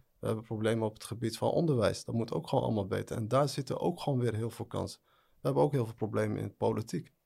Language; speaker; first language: Dutch; early bilingual, other home language; Arabic